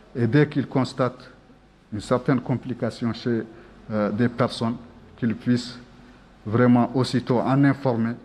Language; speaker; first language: French; non-native, local second language; Arabic